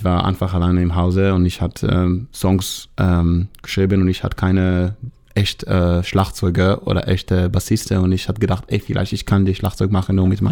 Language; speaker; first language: German; non-native, fluent; Hebrew